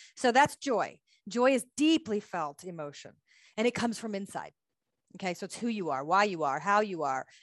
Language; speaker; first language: English; native; English